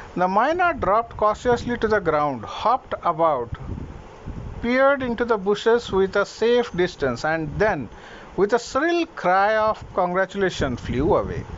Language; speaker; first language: English; non-native, local second language; Hindi